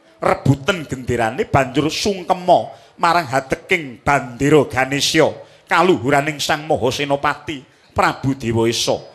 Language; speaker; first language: Javanese; native; Javanese